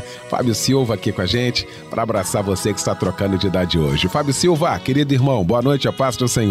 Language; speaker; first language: Portuguese; native; Portuguese